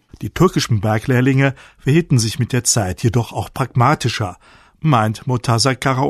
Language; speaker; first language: German; native; German